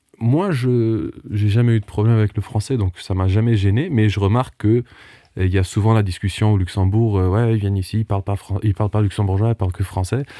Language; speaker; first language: French; non-native, local second language; Portuguese